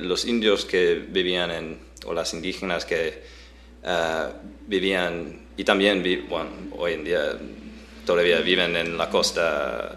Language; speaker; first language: Spanish; non-native, fluent; English